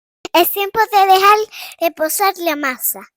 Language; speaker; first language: Spanish; early bilingual, heritage; Spanish